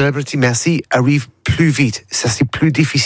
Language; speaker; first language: French; non-native, learner; English